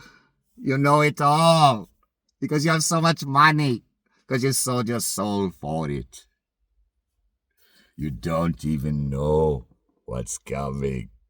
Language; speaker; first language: English; native; English